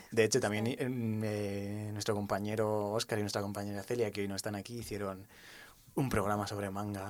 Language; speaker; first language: Spanish; native; Spanish